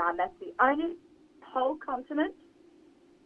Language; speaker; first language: English; native; English